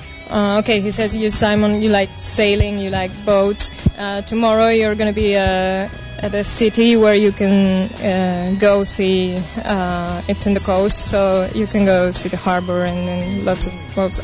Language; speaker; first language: English; non-native, fluent; Spanish